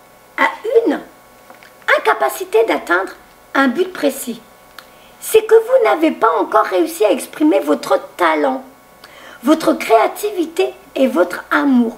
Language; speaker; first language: French; native; French